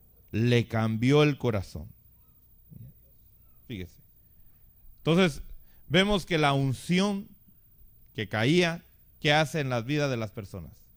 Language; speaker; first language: Spanish; native; Spanish